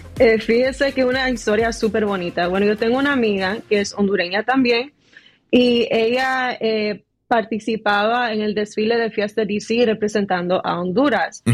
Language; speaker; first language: Spanish; early bilingual, heritage; Spanish